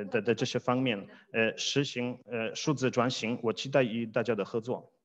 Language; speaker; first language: Chinese; non-native, fluent; Polish